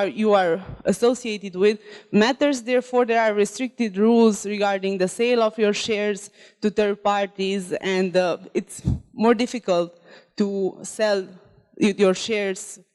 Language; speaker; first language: English; non-native, fluent; Romanian